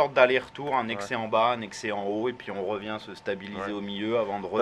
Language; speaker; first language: French; native; French